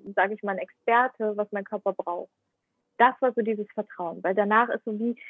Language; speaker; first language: German; non-native, fluent; Ukrainian